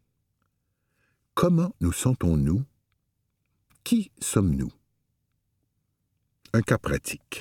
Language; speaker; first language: French; native; French